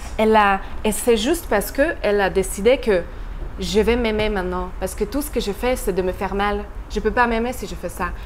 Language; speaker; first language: French; non-native, fluent; Slovak